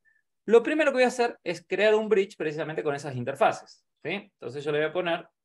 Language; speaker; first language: Spanish; native; Spanish